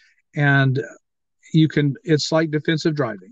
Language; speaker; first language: English; native; English